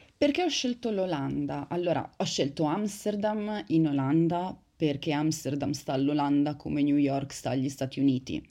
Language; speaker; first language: Italian; native; Italian